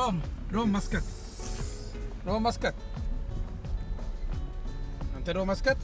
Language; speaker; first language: Arabic; non-native, learner; Hindi